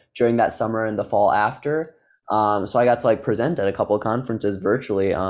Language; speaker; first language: English; native; English